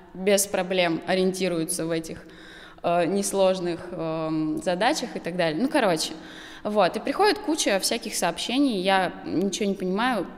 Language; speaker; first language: Russian; native; Russian